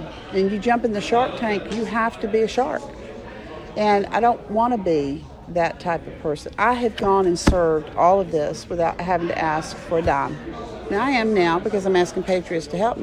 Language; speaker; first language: English; native; English